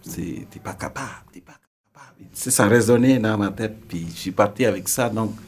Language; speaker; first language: French; non-native, local second language; Serer